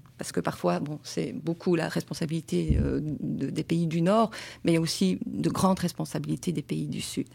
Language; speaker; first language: French; native; French